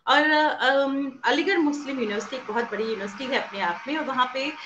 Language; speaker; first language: Hindi; native; Hindi